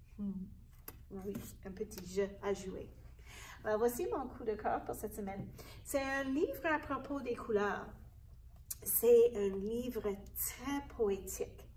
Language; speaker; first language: French; non-native, fluent; English